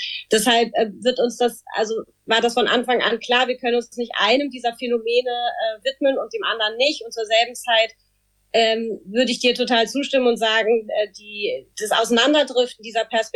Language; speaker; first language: German; native; German